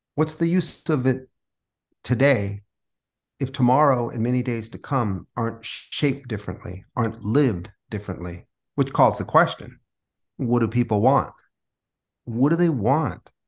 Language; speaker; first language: English; early bilingual, other home language; Spanish